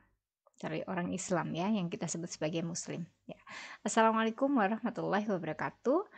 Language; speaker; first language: Indonesian; native; Indonesian